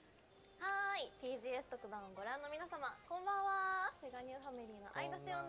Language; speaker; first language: Japanese; native; Japanese